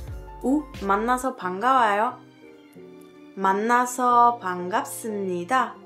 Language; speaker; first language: Korean; non-native, fluent; French